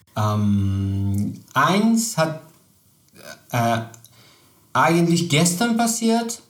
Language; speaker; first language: German; non-native, learner; Persian